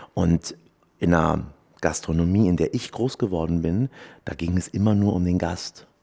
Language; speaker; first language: German; native; German